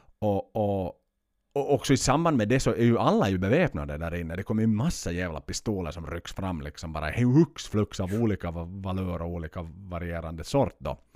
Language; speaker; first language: Swedish; native; Swedish